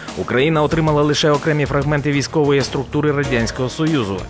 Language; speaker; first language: Ukrainian; native; Ukrainian